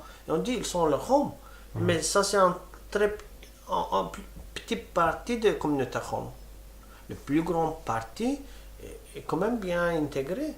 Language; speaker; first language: French; non-native, fluent; Romany